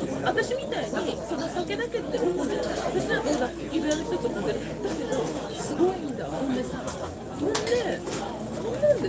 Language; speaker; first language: Japanese; native; Japanese